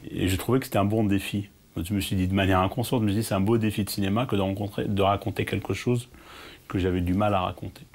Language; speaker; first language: French; early bilingual, other home language; Arabic